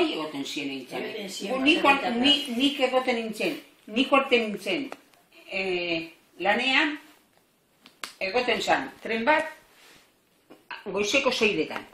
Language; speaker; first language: Basque; native; Basque